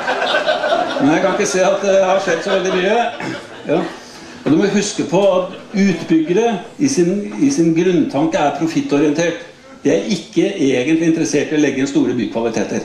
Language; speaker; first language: Norwegian; native; Norwegian